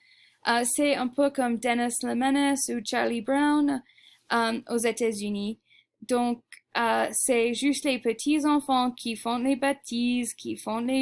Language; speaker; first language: French; non-native, fluent; English